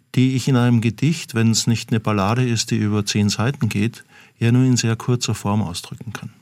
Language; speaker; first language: German; native; German